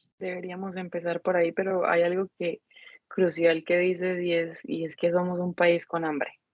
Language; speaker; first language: Spanish; native; Spanish